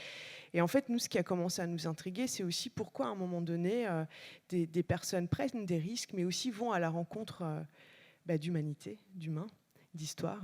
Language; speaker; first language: French; native; French